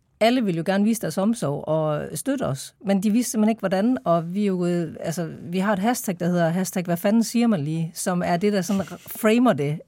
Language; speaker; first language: Danish; native; Danish